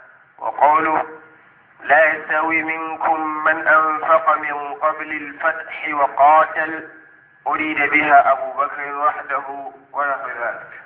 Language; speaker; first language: Arabic; non-native, fluent; Hausa